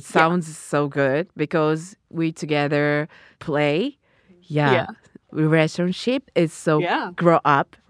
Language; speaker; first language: English; non-native, learner; Japanese